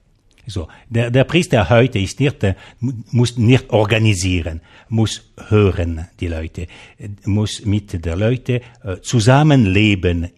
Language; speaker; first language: German; non-native, local second language; French